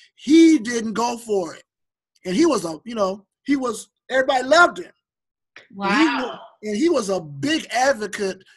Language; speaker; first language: English; native; English